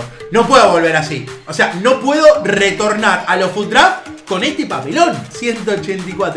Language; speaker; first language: Spanish; native; Spanish